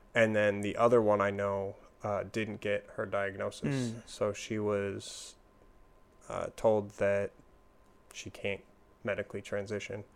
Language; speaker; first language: English; native; English